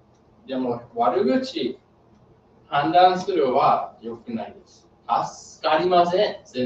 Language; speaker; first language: Japanese; non-native, learner; English